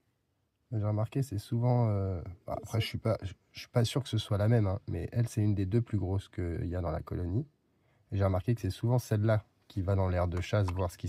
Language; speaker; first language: French; native; French